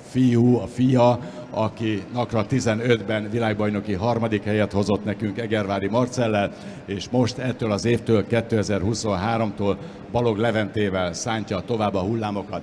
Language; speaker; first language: Hungarian; native; Hungarian